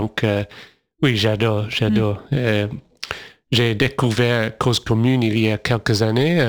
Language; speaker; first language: French; non-native, fluent; English